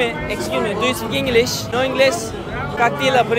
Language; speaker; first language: English; non-native, learner; Turkish